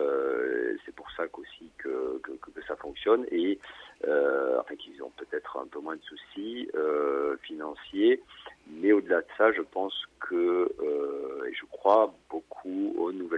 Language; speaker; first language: French; non-native, fluent; Romanian